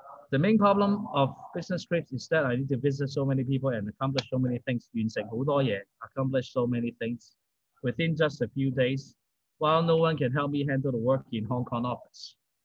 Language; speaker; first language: English; non-native, local second language; Cantonese